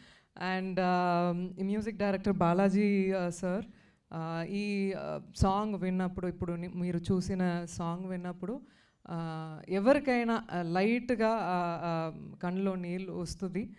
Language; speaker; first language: Telugu; non-native, fluent; Tamil